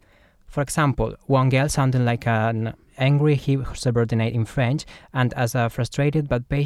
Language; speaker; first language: English; non-native, fluent; Spanish